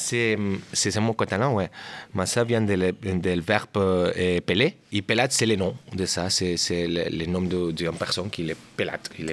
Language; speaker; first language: French; non-native, learner; Catalan